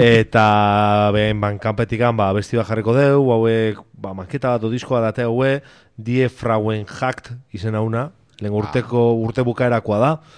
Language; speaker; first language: Basque; native; Basque